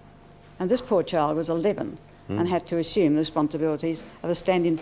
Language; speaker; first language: English; native; English